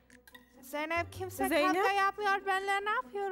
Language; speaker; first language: Turkish; non-native, learner; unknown